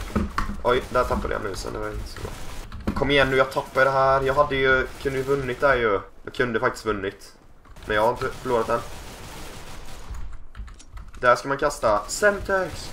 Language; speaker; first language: Swedish; native; Swedish